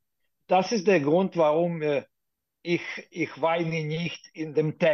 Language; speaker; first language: German; non-native, fluent; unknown